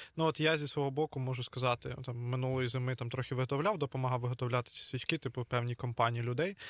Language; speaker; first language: Ukrainian; native; Ukrainian